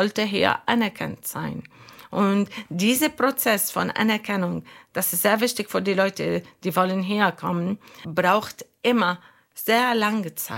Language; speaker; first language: German; non-native, learner; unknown